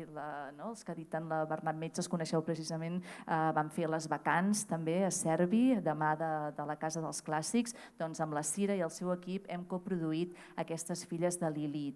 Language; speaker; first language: Catalan; native; Catalan